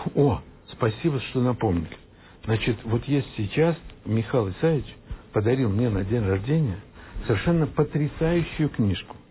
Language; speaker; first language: Russian; native; Russian